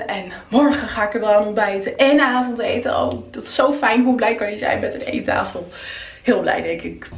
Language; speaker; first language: Dutch; native; Dutch